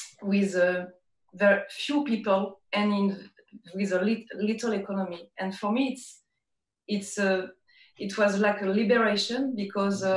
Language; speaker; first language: English; non-native, learner; French